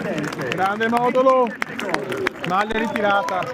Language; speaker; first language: Italian; native; Italian